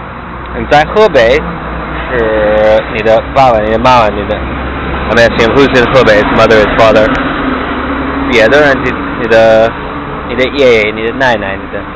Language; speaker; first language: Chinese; non-native, learner; English